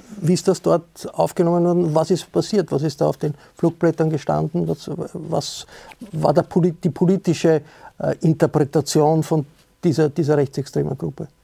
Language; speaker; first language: German; native; German